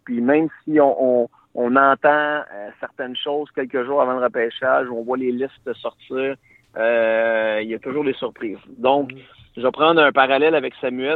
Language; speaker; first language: French; native; French